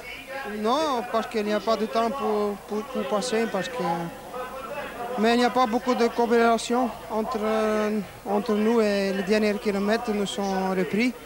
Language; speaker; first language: French; non-native, local second language; Dutch